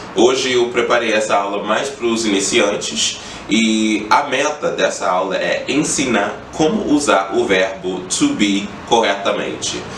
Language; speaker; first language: Portuguese; non-native, fluent; English